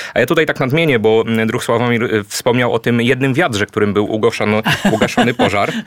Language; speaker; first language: Polish; native; Polish